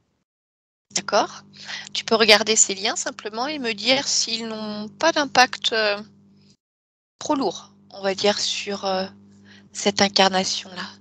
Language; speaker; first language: French; native; French